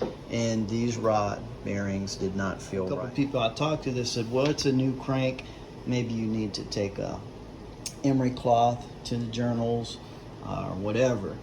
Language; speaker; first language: English; native; English